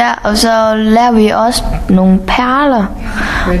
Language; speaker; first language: Danish; non-native, fluent; Vietnamese